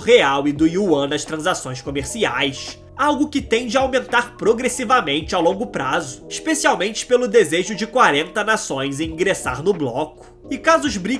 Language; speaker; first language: Portuguese; native; Portuguese